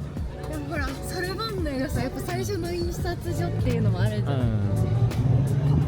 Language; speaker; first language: Japanese; native; Japanese